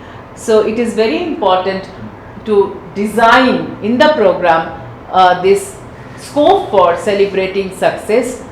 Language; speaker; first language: English; non-native, local second language; Bangla